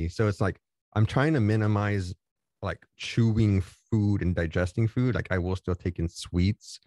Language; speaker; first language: English; native; English